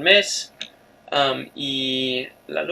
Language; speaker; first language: Spanish; non-native, fluent; English